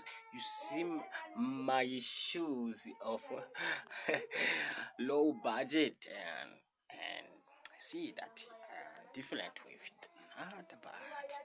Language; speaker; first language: English; non-native, learner; Rundi